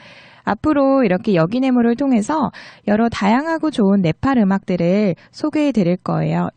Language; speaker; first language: Korean; native; Korean